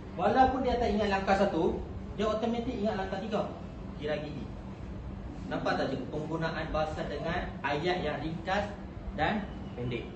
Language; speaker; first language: Malay; non-native, local second language; Tamil